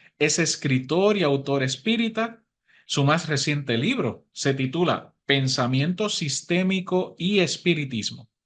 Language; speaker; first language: Spanish; native; Spanish